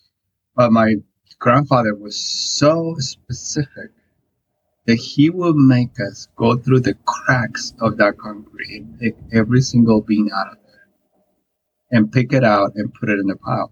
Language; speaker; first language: English; non-native, fluent; Spanish